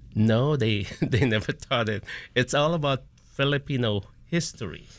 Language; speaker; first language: English; non-native, local second language; Filipino